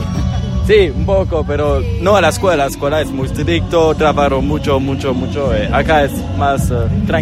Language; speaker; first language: Spanish; non-native, learner; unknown